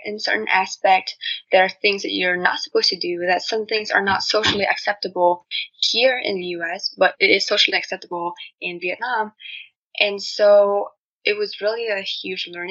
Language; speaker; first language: English; non-native, fluent; Vietnamese